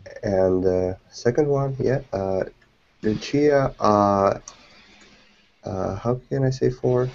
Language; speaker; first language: English; non-native, fluent; Russian